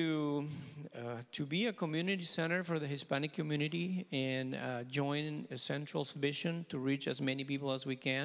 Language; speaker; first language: English; non-native, fluent; Spanish